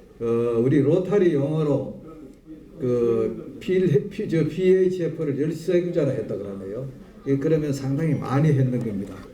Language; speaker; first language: Korean; native; Korean